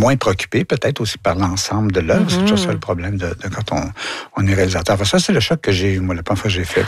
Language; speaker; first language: French; native; French